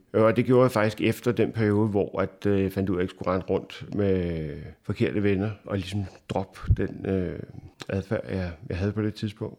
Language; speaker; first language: Danish; native; Danish